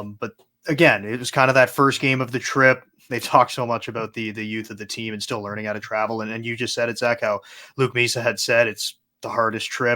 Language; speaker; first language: English; native; English